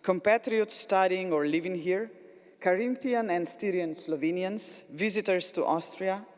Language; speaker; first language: English; non-native, fluent; Slovenian